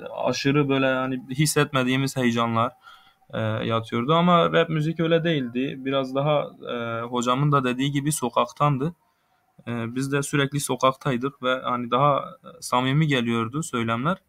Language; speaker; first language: Turkish; non-native, local second language; Kurdish